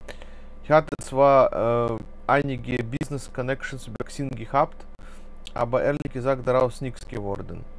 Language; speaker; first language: German; non-native, fluent; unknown